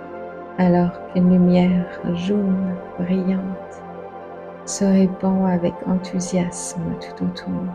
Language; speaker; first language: French; native; French